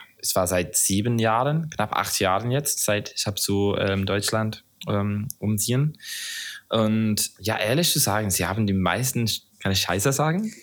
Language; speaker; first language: German; non-native, learner; English